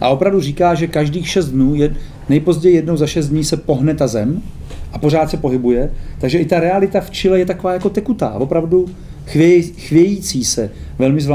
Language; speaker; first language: Czech; native; Czech